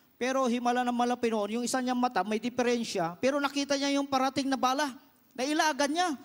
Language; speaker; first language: Filipino; non-native, local second language; Iloko